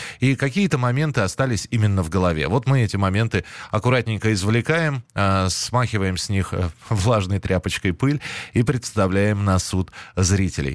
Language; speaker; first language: Russian; native; Russian